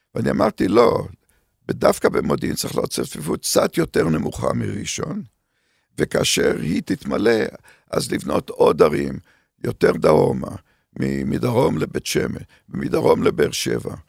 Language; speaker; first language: Hebrew; native; Hebrew